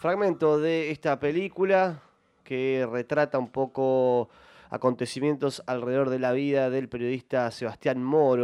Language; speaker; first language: Spanish; native; Spanish